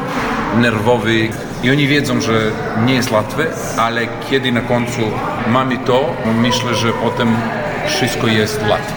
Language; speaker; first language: Polish; non-native, fluent; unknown